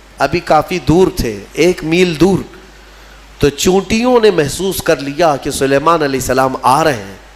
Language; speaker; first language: Urdu; native; Urdu